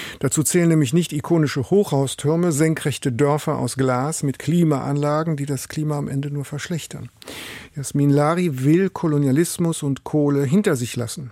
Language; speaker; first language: German; native; German